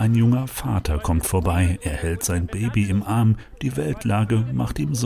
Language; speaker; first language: German; native; German